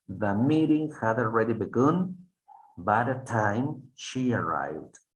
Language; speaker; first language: English; non-native, fluent; Spanish